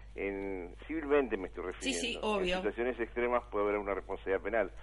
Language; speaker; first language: Spanish; native; Spanish